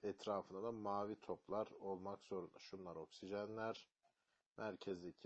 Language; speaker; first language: Turkish; native; Turkish